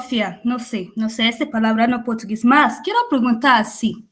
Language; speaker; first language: Portuguese; non-native, learner; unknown